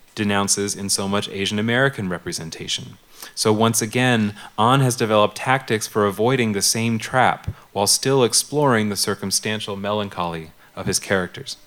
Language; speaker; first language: English; native; English